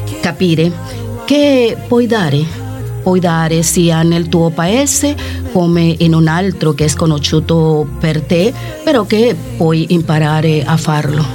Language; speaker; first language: Italian; non-native, fluent; Spanish